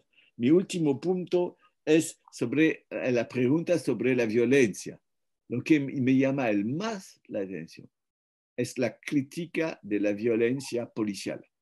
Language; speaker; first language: Spanish; non-native, fluent; French